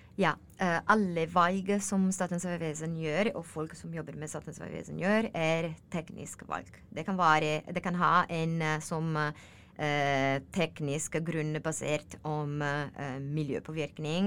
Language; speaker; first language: Norwegian; non-native, learner; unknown